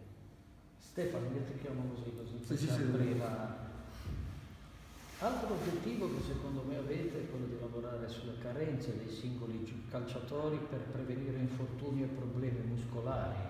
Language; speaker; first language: Italian; native; Italian